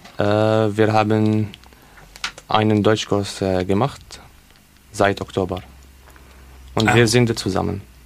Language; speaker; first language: German; non-native, learner; Arabic